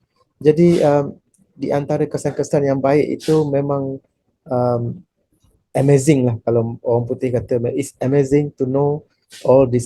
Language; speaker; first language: Malay; native; Malay